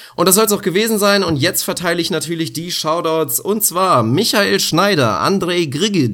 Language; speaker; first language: German; native; German